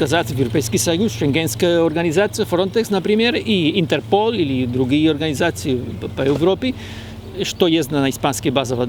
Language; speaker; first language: Russian; non-native, fluent; Spanish